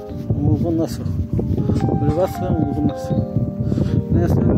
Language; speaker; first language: Korean; non-native, learner; Bangla